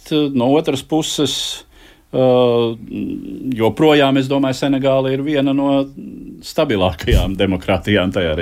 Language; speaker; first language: Latvian; native; Latvian